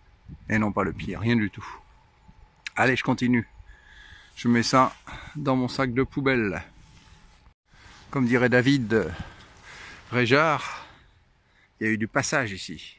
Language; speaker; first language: French; native; French